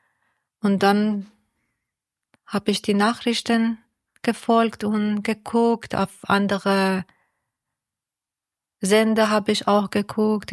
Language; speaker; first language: German; non-native, fluent; Persian